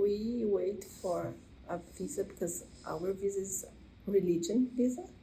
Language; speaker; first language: English; non-native, learner; Portuguese